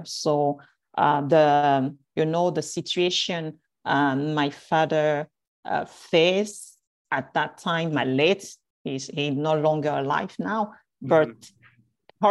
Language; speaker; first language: English; non-native, fluent; French